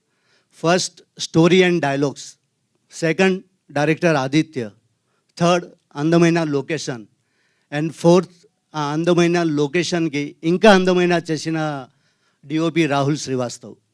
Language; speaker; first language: Telugu; non-native, learner; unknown